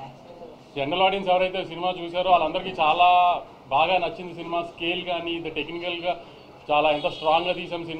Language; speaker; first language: Telugu; native; Telugu